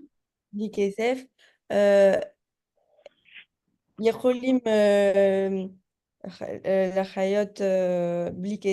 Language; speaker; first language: Hebrew; non-native, learner; French